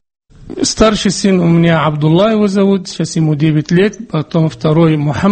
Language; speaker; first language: Russian; non-native, fluent; Arabic